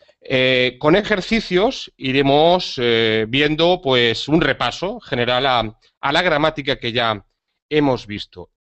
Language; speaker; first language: Spanish; native; Spanish